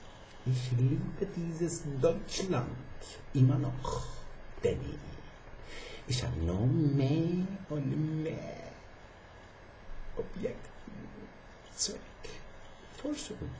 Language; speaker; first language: German; non-native, fluent; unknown